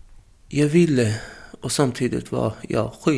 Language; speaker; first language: Swedish; non-native, fluent; Arabic